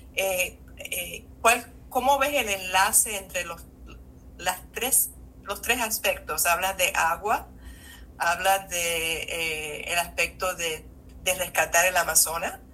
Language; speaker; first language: Spanish; native; Spanish